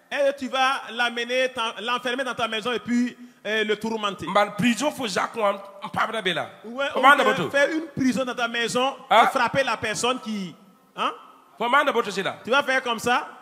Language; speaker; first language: French; non-native, local second language; Mossi